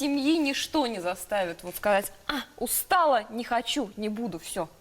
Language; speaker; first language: Russian; native; Russian